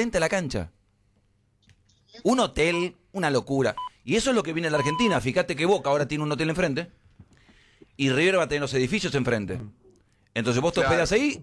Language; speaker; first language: Spanish; native; Spanish